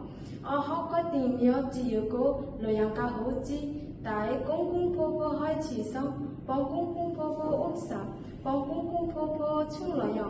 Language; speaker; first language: Cantonese; non-native, learner; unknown